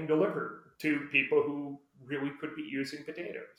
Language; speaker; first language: English; native; English